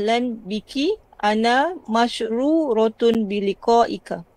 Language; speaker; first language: Arabic; non-native, learner; Malay